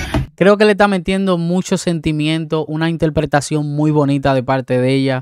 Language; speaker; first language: Spanish; native; Spanish